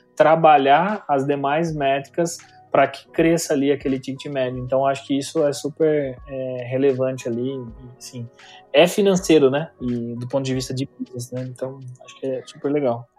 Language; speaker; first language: Portuguese; native; Portuguese